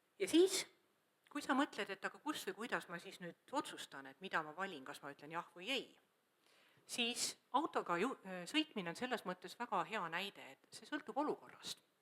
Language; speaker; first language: Estonian; native; Estonian